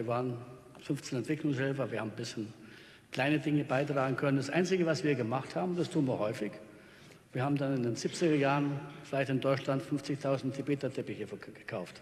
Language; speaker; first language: German; native; German